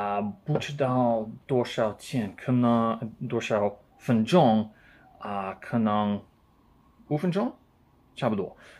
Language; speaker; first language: Chinese; non-native, learner; English